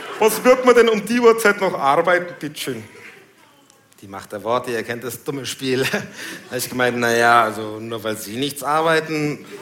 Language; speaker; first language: German; early bilingual, other home language; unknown